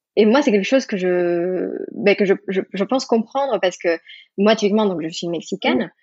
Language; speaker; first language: French; non-native, fluent; Spanish